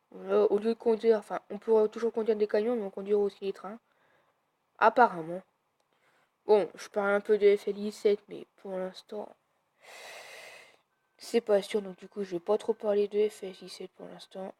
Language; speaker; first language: French; native; French